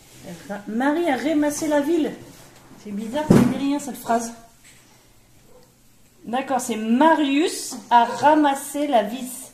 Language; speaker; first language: French; native; French